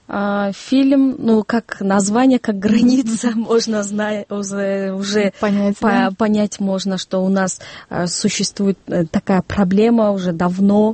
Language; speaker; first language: Russian; non-native, local second language; Kyrgyz